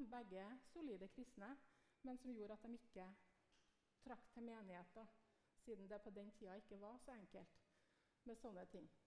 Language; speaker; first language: Norwegian; native; Norwegian